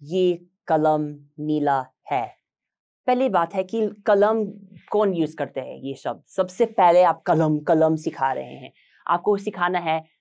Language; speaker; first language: Hindi; non-native, fluent; English